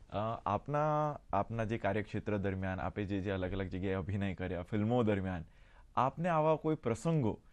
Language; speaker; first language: Gujarati; native; Gujarati